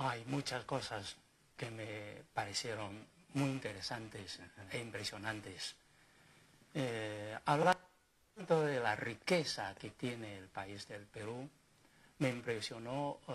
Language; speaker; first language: Spanish; non-native, fluent; Chinese